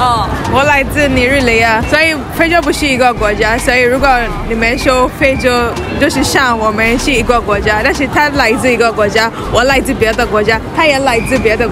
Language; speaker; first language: Chinese; non-native, learner; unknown